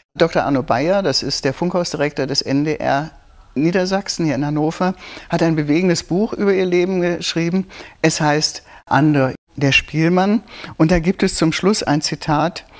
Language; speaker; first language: German; native; German